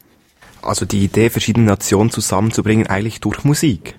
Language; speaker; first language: German; native; German